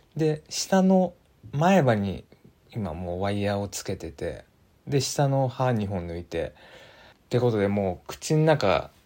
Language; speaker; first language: Japanese; native; Japanese